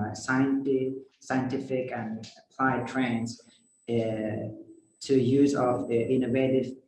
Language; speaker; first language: English; non-native, fluent; Kazakh